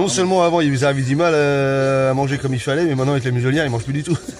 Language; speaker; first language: French; native; French